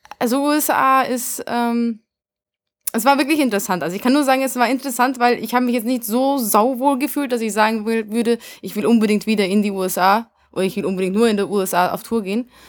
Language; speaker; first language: German; early bilingual, other home language; Hungarian